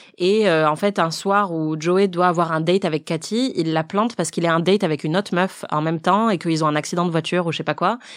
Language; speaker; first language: French; native; French